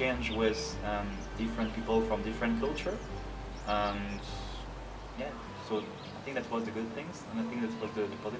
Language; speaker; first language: English; non-native, fluent; French